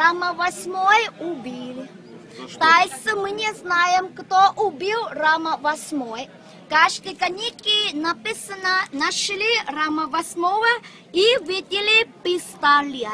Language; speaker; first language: Russian; non-native, learner; Thai